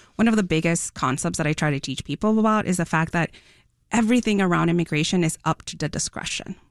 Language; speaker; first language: English; non-native, fluent; Spanish